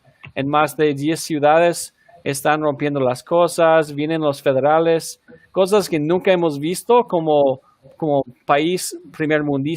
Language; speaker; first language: Spanish; non-native, fluent; English